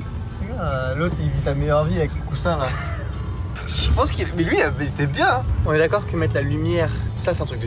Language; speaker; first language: French; native; French